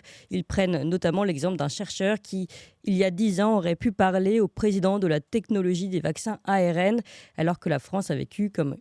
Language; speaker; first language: French; native; French